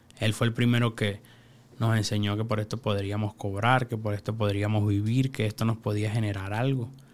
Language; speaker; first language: Spanish; native; Spanish